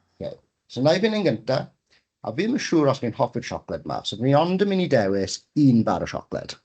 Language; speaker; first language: Welsh; native; Welsh